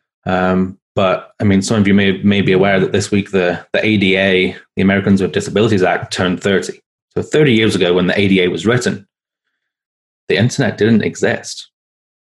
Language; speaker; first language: English; native; English